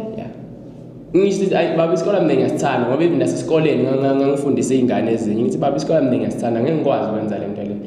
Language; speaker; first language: Zulu; non-native, local second language; Swati